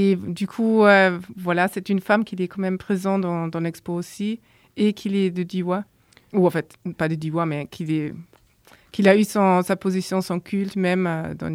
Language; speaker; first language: French; non-native, fluent; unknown